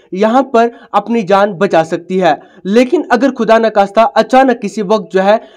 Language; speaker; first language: Hindi; non-native, local second language; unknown